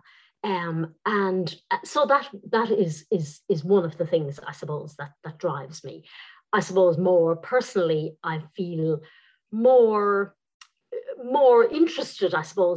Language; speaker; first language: English; non-native, local second language; Irish